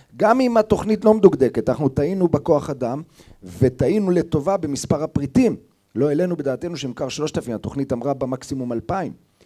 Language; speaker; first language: Hebrew; native; Hebrew